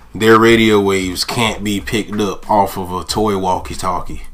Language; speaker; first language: English; native; English